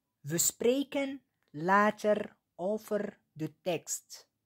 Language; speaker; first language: Dutch; non-native, fluent; Arabic